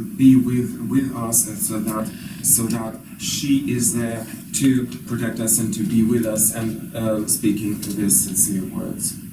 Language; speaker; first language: English; non-native, fluent; Ukrainian